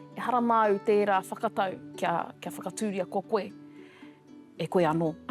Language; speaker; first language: Māori; native; Māori